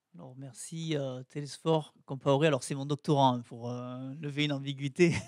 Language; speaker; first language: French; native; French